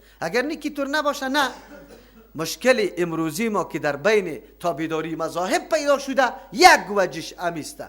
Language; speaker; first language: Persian; native; Persian